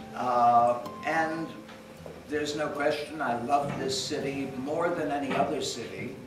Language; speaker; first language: English; native; English